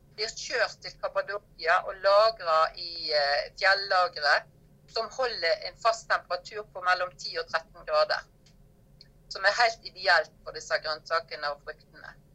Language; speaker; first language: Norwegian; native; Norwegian